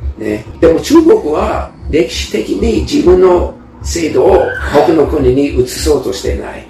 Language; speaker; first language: Japanese; non-native, fluent; Chinese